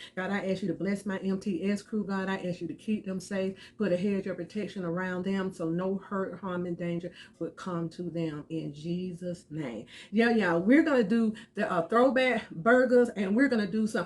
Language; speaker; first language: English; native; English